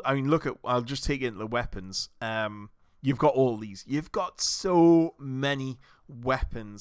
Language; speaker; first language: English; native; English